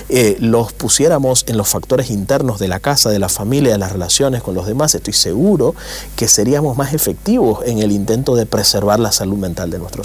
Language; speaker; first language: Spanish; native; Spanish